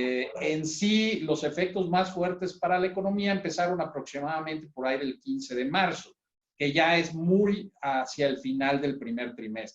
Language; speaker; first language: Spanish; native; Spanish